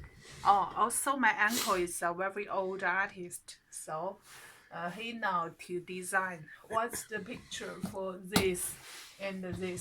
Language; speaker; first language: English; non-native, learner; Chinese